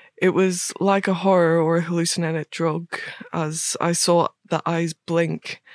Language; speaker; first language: English; native; English